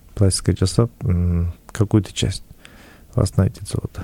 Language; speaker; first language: Russian; non-native, local second language; Kyrgyz